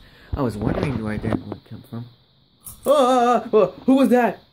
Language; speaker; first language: English; native; English